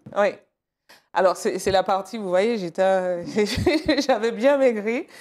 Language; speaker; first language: French; native; French